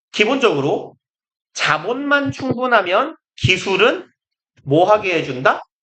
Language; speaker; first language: Korean; native; Korean